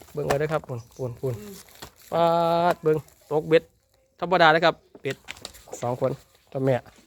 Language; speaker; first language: Thai; native; Thai